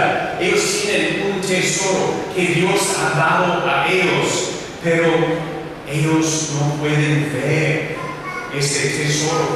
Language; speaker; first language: Spanish; non-native, learner; English